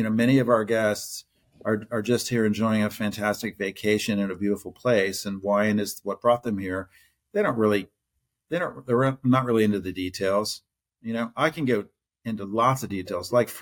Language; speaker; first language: English; native; English